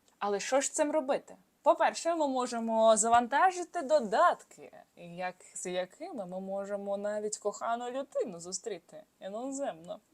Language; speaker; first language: Ukrainian; non-native, local second language; Russian